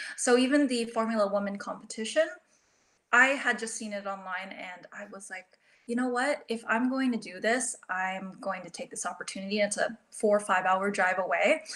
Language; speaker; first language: English; early bilingual, other home language; Filipino